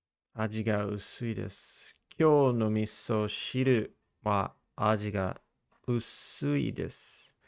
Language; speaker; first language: Japanese; non-native, learner; English